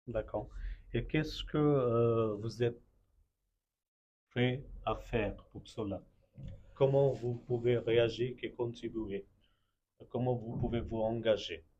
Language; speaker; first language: French; non-native, fluent; Bangla